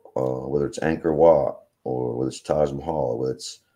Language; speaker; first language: English; native; English